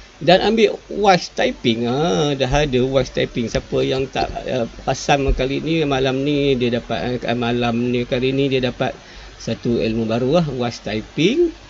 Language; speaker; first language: Malay; native; Malay